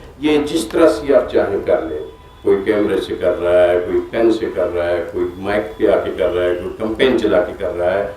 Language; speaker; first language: Urdu; non-native, local second language; Kashmiri